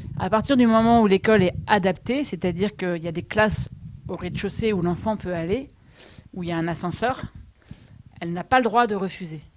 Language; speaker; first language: French; native; French